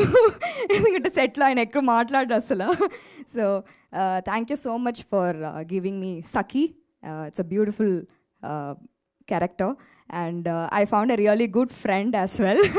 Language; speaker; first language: Telugu; early bilingual, heritage; Telugu